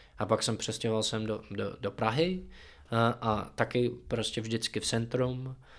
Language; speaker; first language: Czech; non-native, fluent; English